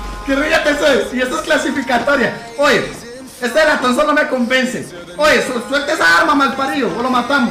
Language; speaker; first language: Spanish; native; Spanish